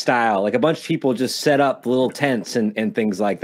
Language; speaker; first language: English; non-native, local second language; Filipino